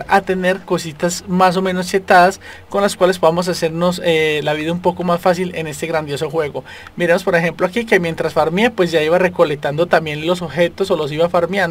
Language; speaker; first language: Spanish; native; Spanish